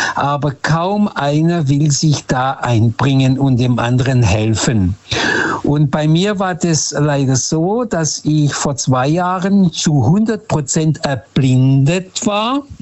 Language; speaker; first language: German; early bilingual, other home language; Portuguese